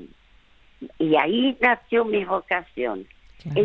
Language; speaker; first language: Spanish; early bilingual, other home language; French